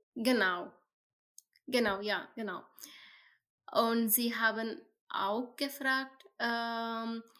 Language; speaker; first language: German; non-native, fluent; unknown